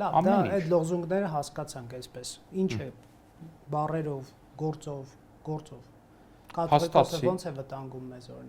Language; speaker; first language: Armenian; native; Armenian